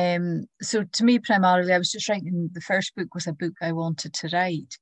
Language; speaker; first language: English; native; English